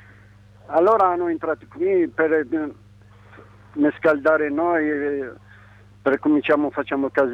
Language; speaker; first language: Italian; non-native, learner; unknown